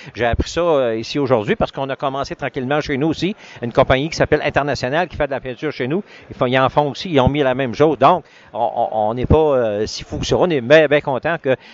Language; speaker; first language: French; native; French